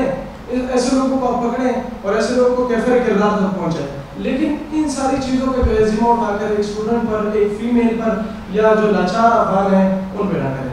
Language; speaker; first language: Urdu; non-native, local second language; Pashto